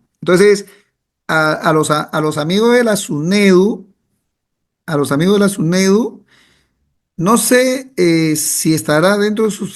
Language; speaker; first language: Spanish; native; Spanish